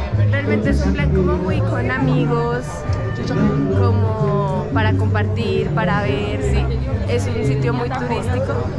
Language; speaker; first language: Spanish; native; Spanish